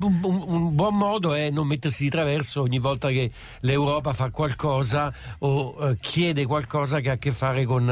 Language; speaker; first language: Italian; native; Italian